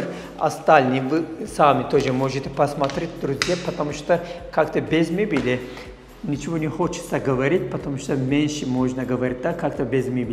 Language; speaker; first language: Russian; non-native, fluent; Turkish